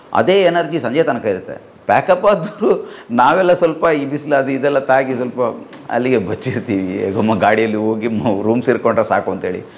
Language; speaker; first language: Kannada; non-native, local second language; Malayalam